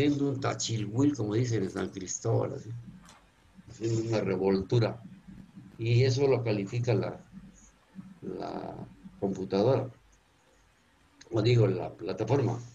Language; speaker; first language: Spanish; native; Spanish